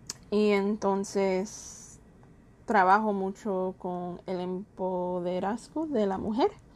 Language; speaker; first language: Spanish; early bilingual, heritage; Spanish